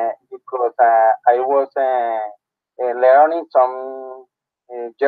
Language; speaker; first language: English; non-native, learner; Spanish